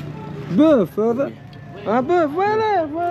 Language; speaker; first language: French; non-native, learner; Arabic